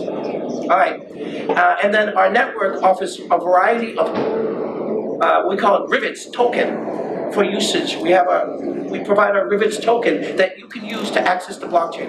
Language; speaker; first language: English; native; English